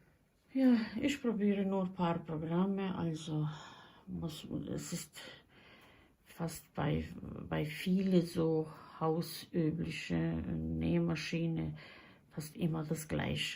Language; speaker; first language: German; non-native, fluent; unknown